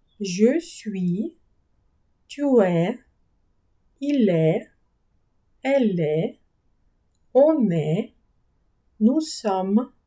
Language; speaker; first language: French; non-native, fluent; Ukrainian